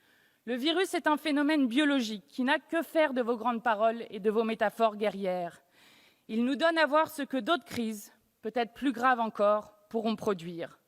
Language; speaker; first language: French; native; French